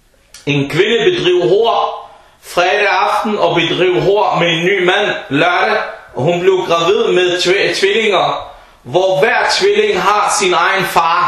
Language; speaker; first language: Danish; early bilingual, other home language; Arabic